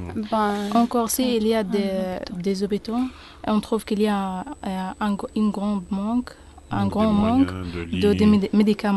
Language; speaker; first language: French; non-native, learner; Arabic